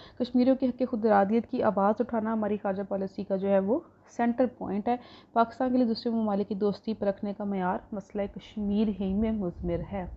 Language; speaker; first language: Urdu; non-native, local second language; Punjabi